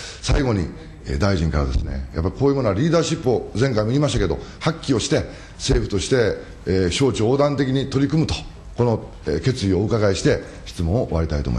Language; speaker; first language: Japanese; native; Japanese